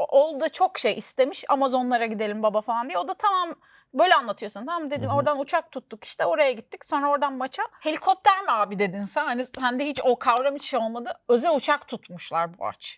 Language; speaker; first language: Turkish; native; Turkish